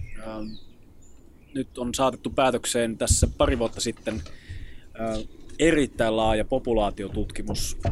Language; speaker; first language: Finnish; early bilingual, other home language; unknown